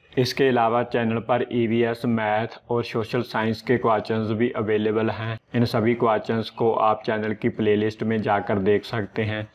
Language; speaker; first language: Hindi; non-native, local second language; Punjabi